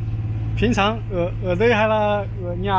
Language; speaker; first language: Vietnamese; non-native, learner; Chinese